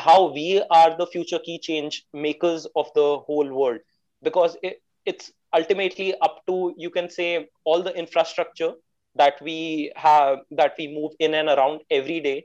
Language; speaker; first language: English; non-native, local second language; Hindi